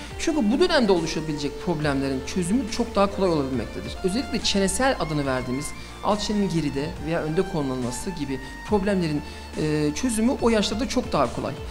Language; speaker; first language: Turkish; early bilingual, heritage; Turkish